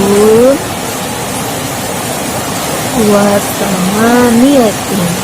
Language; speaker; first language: Arabic; non-native, learner; Indonesian